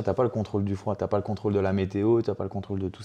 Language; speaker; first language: French; native; French